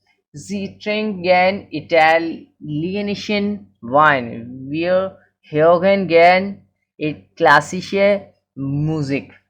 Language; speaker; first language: German; non-native, fluent; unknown